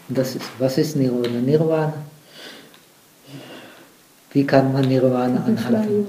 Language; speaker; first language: German; non-native, fluent; Czech